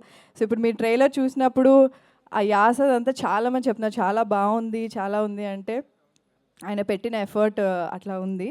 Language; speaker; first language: Telugu; native; Telugu